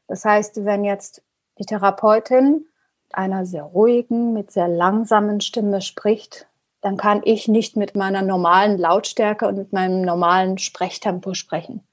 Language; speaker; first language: German; early bilingual, other home language; Persian